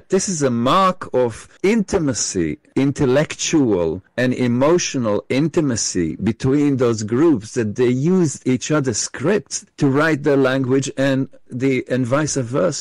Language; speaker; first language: English; non-native, fluent; Hebrew